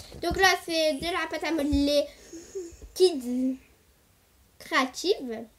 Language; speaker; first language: French; native; French